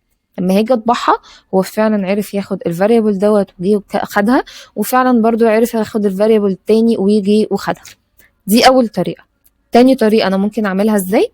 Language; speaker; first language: Arabic; native; Arabic